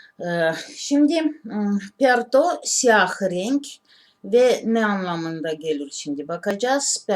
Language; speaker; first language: Turkish; non-native, learner; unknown